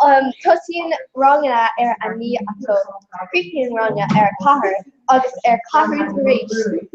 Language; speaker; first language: Irish; non-native, local second language; English